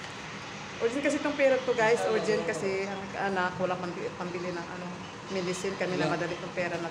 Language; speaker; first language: Filipino; non-native, local second language; Cebuano